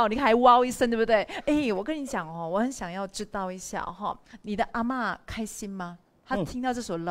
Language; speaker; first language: Chinese; native; Chinese